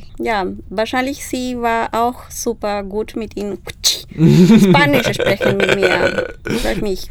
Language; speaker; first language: German; non-native, fluent; Spanish